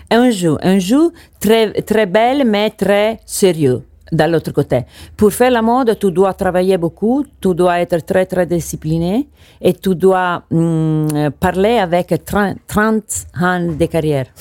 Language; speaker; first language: French; non-native, learner; Italian